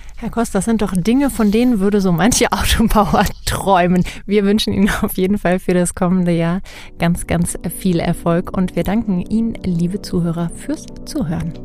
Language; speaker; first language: German; native; German